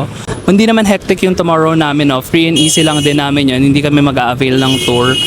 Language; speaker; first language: Filipino; native; Filipino